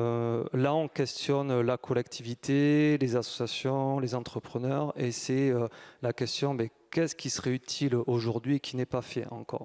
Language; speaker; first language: French; native; French